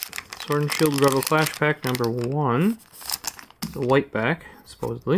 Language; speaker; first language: English; native; English